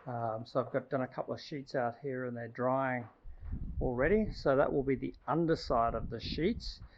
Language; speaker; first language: English; native; English